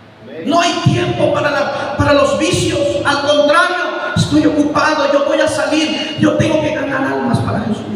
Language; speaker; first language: Spanish; native; Spanish